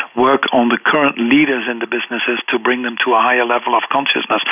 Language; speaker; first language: English; non-native, fluent; Dutch